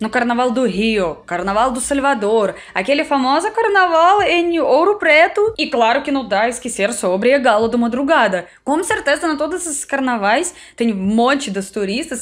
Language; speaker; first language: Portuguese; non-native, fluent; Russian